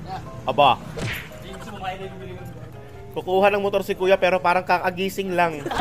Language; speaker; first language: Filipino; native; Filipino